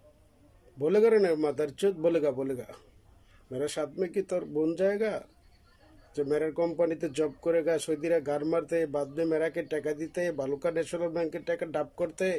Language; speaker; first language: Hindi; non-native, learner; Bangla